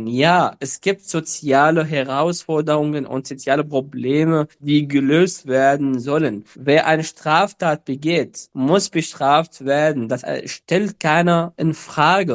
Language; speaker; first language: German; non-native, fluent; Arabic